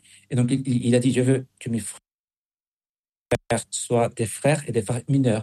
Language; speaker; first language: French; non-native, fluent; Spanish